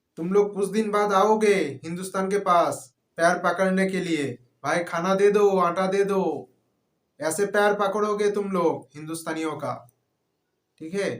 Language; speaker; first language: Hindi; non-native, local second language; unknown